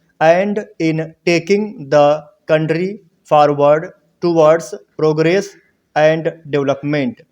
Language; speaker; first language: English; non-native, local second language; Hindi